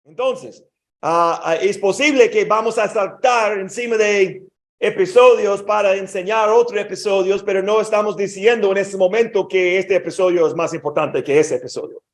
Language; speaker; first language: Spanish; non-native, fluent; English